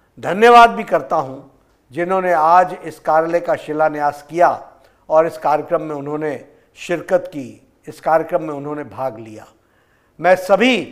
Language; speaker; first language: Hindi; native; Hindi